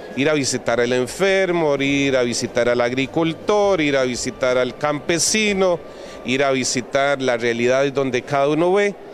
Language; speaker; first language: Spanish; native; Spanish